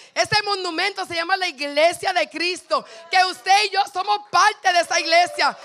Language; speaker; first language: Spanish; native; Spanish